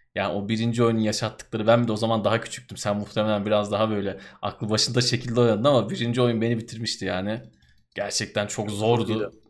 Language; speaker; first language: Turkish; native; Turkish